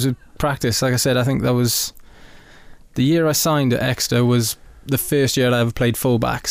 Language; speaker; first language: English; native; English